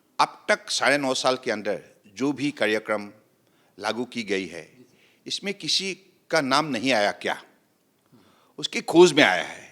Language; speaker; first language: Hindi; non-native, local second language; Assamese